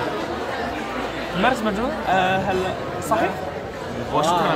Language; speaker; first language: Arabic; non-native, learner; Chinese